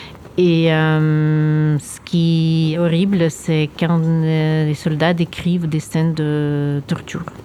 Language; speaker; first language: French; non-native, fluent; Ukrainian